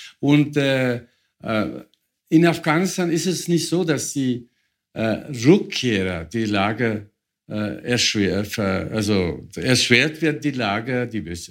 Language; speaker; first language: German; non-native, fluent; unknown